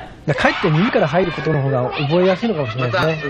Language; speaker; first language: Japanese; native; Japanese